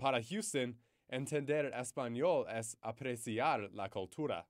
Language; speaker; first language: Spanish; non-native, learner; English